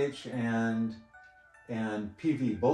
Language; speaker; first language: English; native; English